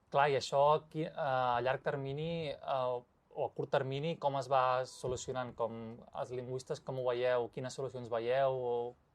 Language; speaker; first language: Catalan; native; Catalan